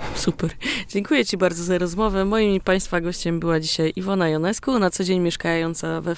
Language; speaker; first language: Polish; native; Polish